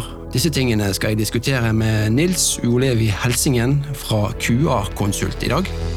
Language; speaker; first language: Norwegian; native; Norwegian